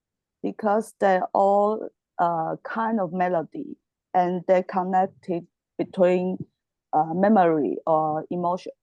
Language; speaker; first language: English; non-native, learner; Chinese